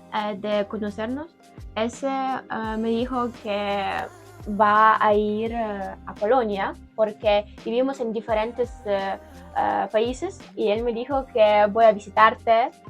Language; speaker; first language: Spanish; non-native, learner; Ukrainian